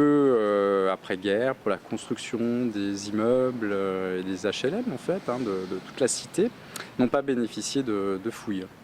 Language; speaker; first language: French; native; French